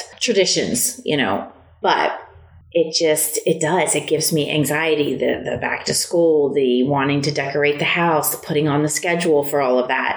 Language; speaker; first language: English; native; English